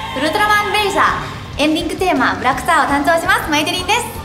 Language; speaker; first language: Japanese; non-native, fluent; Thai